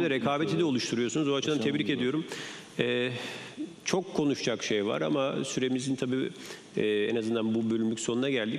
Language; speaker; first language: Turkish; native; Turkish